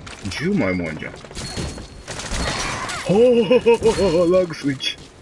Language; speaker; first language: Japanese; native; Japanese